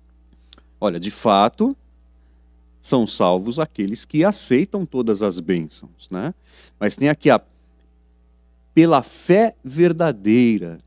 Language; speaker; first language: Portuguese; native; Portuguese